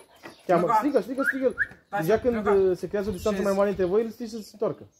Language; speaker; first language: Romanian; native; Romanian